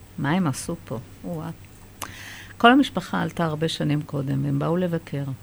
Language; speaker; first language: Hebrew; early bilingual, other home language; Persian